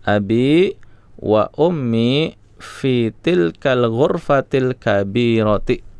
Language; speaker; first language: Arabic; non-native, fluent; Indonesian